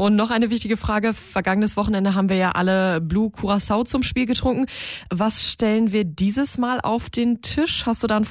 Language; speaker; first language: German; native; German